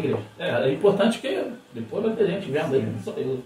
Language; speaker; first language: Portuguese; native; Portuguese